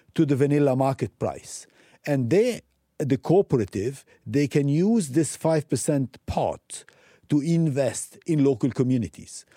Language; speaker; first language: English; non-native, fluent; Arabic